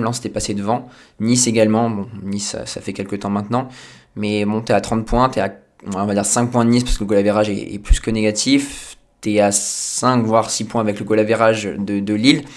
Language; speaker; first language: French; native; French